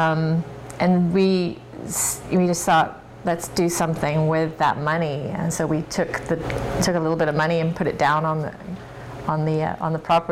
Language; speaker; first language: English; native; English